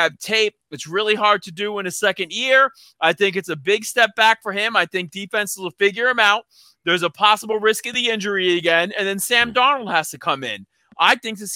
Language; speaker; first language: English; native; English